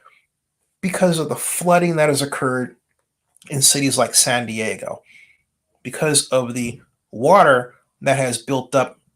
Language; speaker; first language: English; native; English